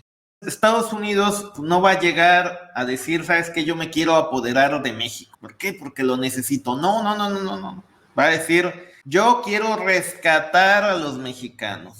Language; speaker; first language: Spanish; native; Spanish